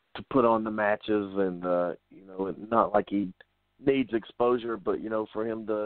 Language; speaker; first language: English; native; English